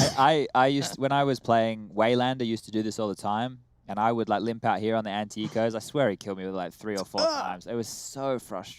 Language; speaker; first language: English; native; English